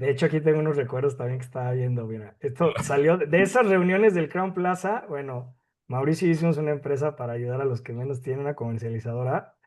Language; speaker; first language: Spanish; native; Spanish